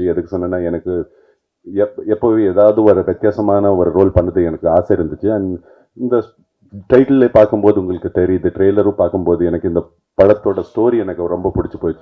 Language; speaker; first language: Tamil; non-native, fluent; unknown